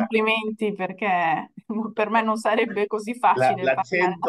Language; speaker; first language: Italian; native; Italian